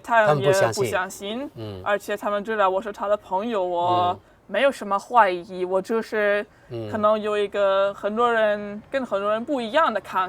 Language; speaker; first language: Chinese; non-native, fluent; German